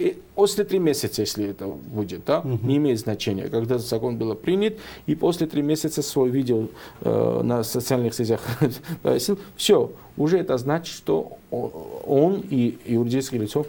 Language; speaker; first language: Russian; non-native, fluent; Georgian